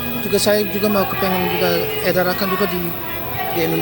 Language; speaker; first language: Indonesian; early bilingual, heritage; Dutch